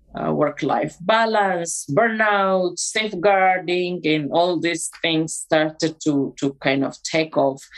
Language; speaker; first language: English; non-native, fluent; Amharic